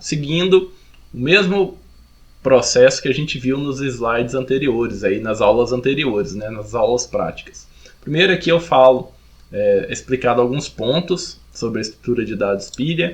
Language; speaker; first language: Portuguese; native; Portuguese